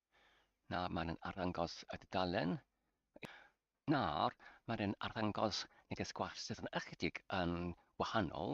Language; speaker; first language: Welsh; non-native, learner; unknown